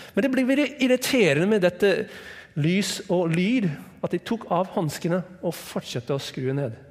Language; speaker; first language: Norwegian; non-native, fluent; English